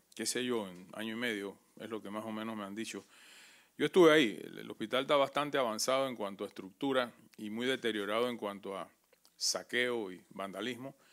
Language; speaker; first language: Spanish; native; Spanish